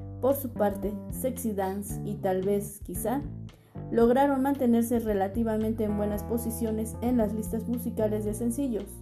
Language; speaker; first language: Spanish; native; Spanish